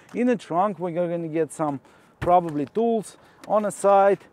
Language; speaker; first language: English; non-native, fluent; Russian